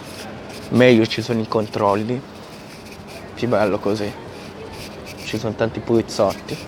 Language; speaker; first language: Italian; non-native, fluent; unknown